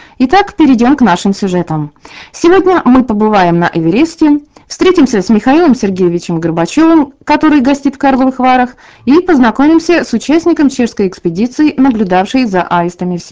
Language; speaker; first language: Russian; native; Russian